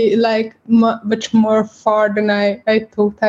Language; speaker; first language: English; non-native, fluent; Hungarian